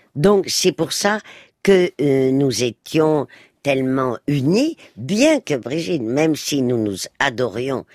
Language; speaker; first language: French; early bilingual, other home language; Spanish